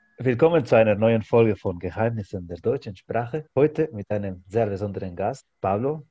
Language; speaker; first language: German; non-native, fluent; Spanish